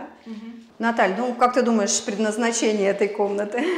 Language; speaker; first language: Russian; native; Russian